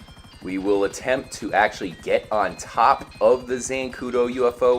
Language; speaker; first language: English; native; English